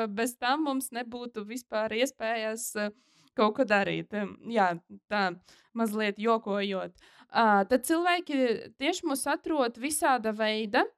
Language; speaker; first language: Latvian; non-native, local second language; Russian